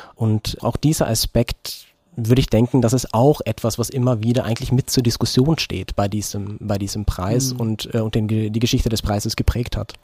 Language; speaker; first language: German; non-native, fluent; Norwegian